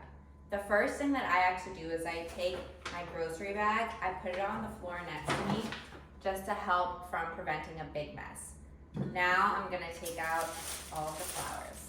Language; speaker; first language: English; native; English